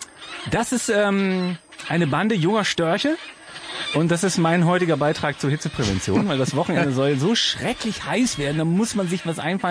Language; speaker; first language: German; native; German